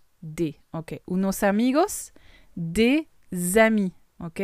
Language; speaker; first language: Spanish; non-native, fluent; French